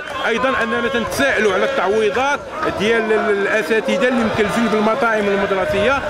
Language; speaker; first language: Arabic; native; Arabic